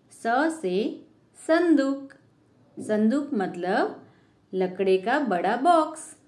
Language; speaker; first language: Hindi; native; Hindi